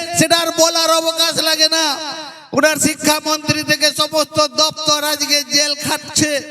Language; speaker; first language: Bangla; non-native, local second language; Santali